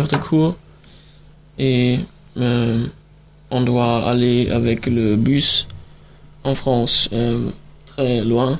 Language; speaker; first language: French; non-native, learner; German